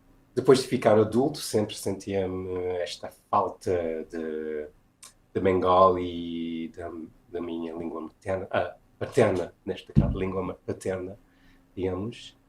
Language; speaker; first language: Portuguese; non-native, fluent; English